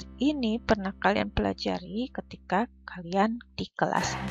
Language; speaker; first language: Indonesian; native; Indonesian